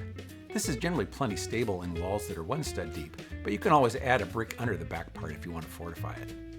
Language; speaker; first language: English; native; English